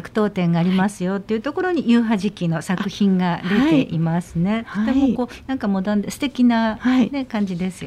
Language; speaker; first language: Japanese; native; Japanese